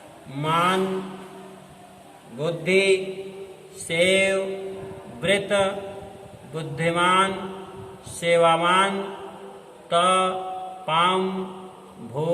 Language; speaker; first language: Hindi; native; Hindi